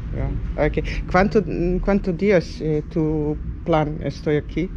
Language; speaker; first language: Spanish; non-native, learner; Serbian